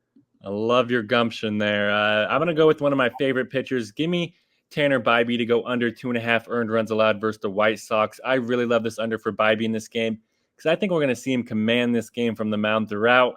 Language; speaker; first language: English; native; English